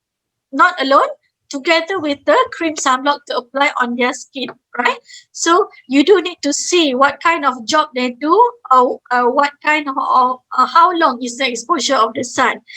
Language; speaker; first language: English; non-native, fluent; Malay